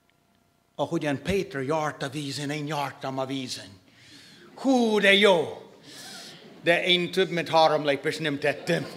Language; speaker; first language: Hungarian; non-native, fluent; English